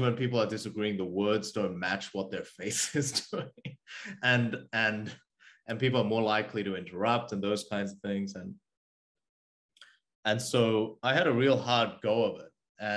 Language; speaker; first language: English; early bilingual, other home language; Korean